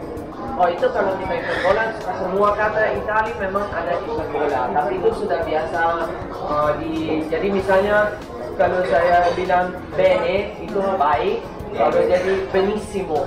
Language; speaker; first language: Indonesian; non-native, fluent; Italian